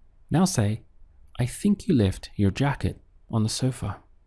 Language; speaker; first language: English; native; English